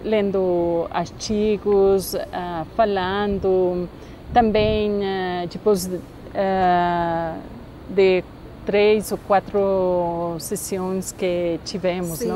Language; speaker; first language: Portuguese; non-native, fluent; Spanish